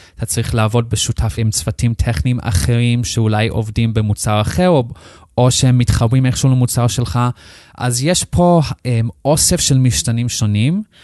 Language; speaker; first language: Hebrew; non-native, fluent; English